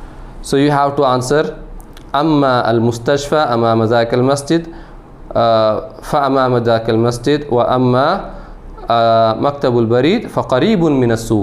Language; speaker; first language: Arabic; non-native, fluent; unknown